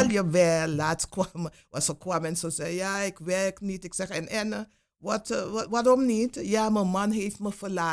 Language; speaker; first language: Dutch; non-native, local second language; Papiamento